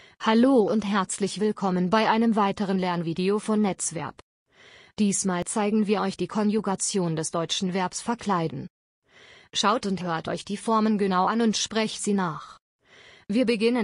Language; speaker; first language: German; native; German